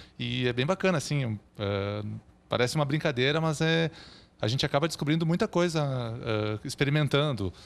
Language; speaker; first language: Portuguese; native; Portuguese